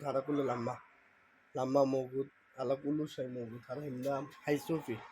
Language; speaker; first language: Arabic; non-native, learner; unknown